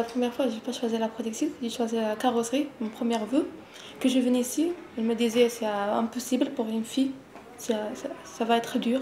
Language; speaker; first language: French; non-native, learner; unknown